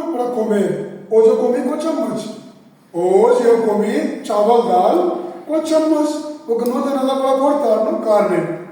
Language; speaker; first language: Portuguese; non-native, fluent; Hindi